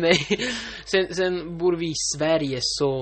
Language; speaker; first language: Swedish; non-native, local second language; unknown